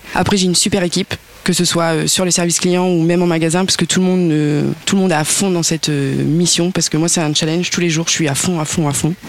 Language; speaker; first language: French; native; French